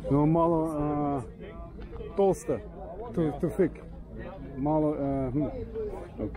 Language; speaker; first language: Serbian; non-native, learner; Russian